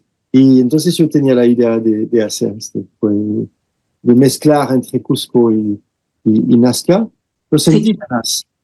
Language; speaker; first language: Spanish; non-native, fluent; French